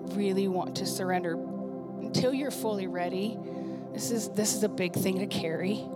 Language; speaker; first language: English; native; English